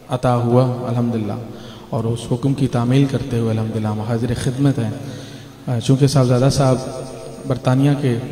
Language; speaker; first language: Urdu; non-native, local second language; Punjabi